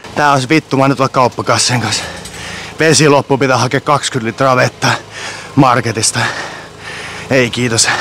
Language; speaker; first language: Finnish; native; Finnish